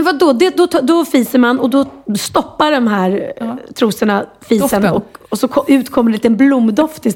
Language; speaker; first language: Swedish; native; Swedish